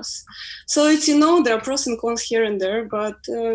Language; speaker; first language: English; non-native, fluent; Ukrainian